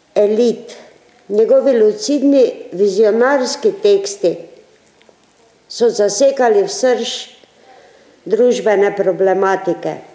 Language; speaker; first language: Slovenian; native; Slovenian